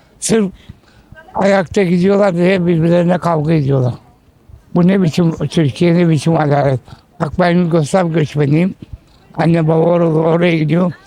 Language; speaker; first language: Turkish; early bilingual, other home language; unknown